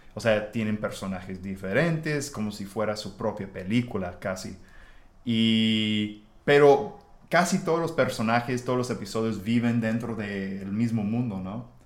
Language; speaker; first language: Spanish; non-native, fluent; English